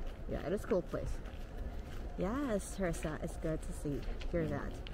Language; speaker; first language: English; non-native, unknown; Korean